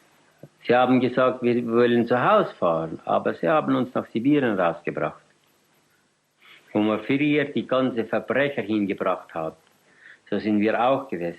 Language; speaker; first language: German; early bilingual, heritage; German